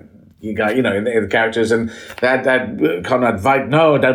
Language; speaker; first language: English; native; English